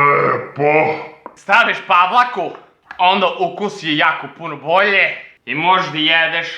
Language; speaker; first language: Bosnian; non-native, learner; English